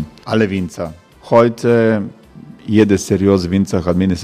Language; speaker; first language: German; non-native, learner; Croatian